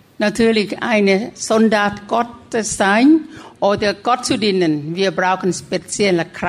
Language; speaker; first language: German; non-native, learner; Thai